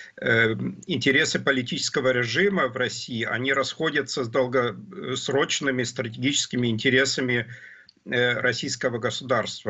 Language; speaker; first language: Russian; non-native, fluent; German